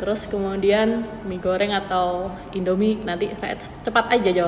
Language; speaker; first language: Indonesian; native; Indonesian